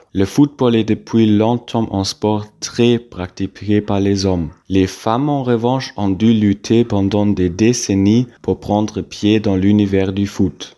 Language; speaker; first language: French; non-native, fluent; German